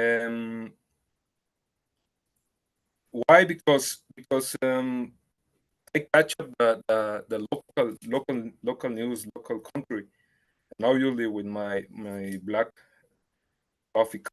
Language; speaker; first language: English; non-native, learner; Spanish